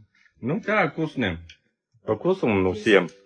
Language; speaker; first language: Russian; non-native, learner; Chinese